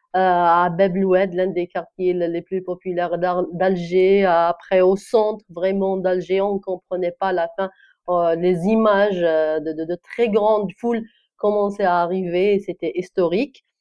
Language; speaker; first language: French; non-native, local second language; Kabyle